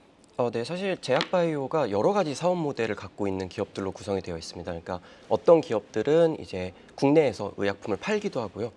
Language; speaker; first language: Korean; native; Korean